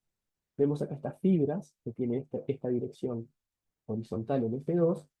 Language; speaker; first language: Spanish; native; Spanish